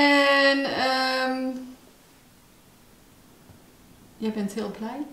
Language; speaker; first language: Dutch; native; Dutch